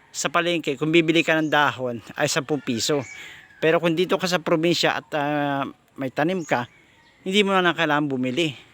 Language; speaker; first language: Filipino; non-native, local second language; Bikol